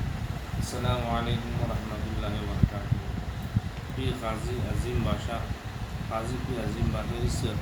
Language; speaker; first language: Urdu; native; Urdu